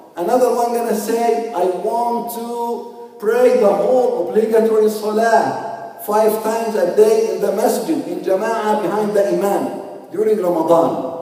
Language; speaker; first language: English; non-native, fluent; Arabic